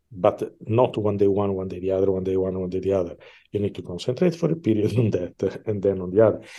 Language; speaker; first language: English; non-native, fluent; Italian